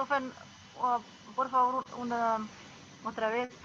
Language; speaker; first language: Spanish; non-native, fluent; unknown